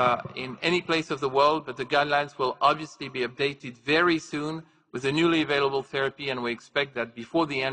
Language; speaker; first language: English; non-native, fluent; French